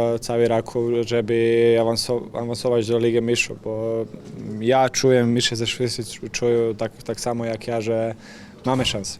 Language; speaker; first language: Polish; non-native, fluent; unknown